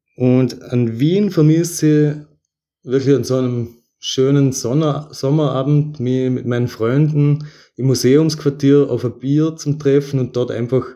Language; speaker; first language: German; native; German